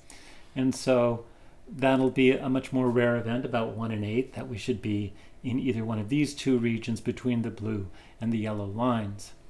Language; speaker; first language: English; native; English